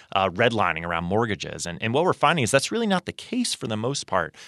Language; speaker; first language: English; native; English